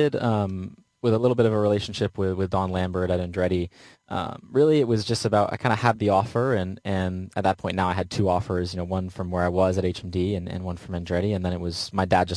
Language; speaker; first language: English; native; English